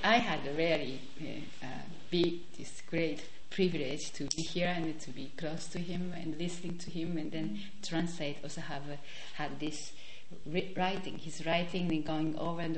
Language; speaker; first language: English; non-native, fluent; Japanese